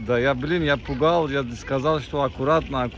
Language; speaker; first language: Russian; non-native, learner; Turkish